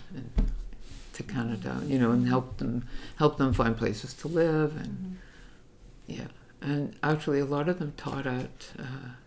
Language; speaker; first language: English; native; English